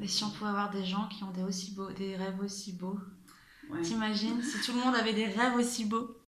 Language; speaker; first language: French; native; French